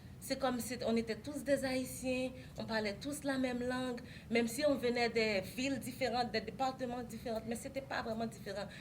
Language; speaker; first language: French; non-native, local second language; Haitian Creole